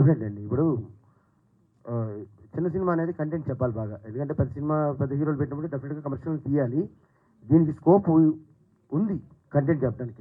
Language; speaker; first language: Telugu; native; Telugu